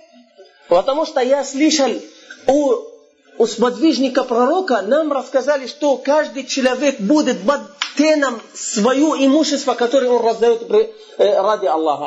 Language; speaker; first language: Russian; non-native, fluent; Arabic